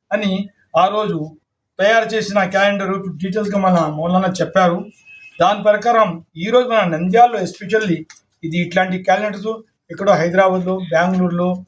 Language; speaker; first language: Telugu; non-native, local second language; Urdu